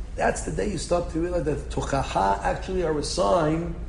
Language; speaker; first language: English; native; English